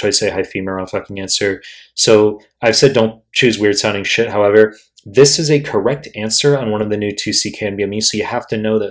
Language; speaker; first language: English; native; English